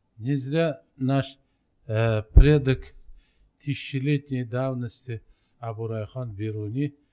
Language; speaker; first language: Russian; non-native, local second language; Uzbek